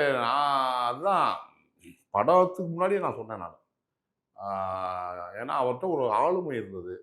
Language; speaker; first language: Tamil; native; Tamil